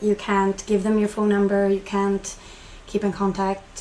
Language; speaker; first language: English; non-native, fluent; Swedish